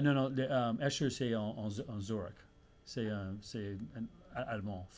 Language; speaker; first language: French; early bilingual, heritage; English